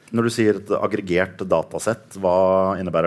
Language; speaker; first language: Norwegian; native; Norwegian